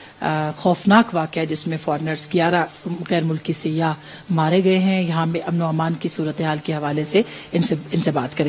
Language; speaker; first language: Urdu; native; Urdu